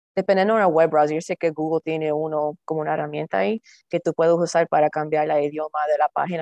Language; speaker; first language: Spanish; early bilingual, heritage; Spanish